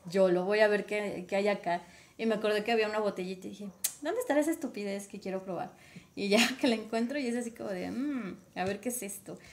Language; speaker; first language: Spanish; native; Spanish